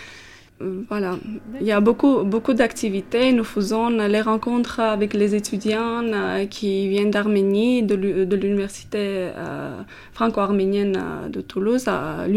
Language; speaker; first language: French; non-native, fluent; Armenian